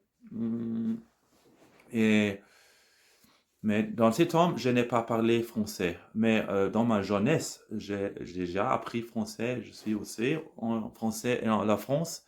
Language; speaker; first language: French; non-native, learner; German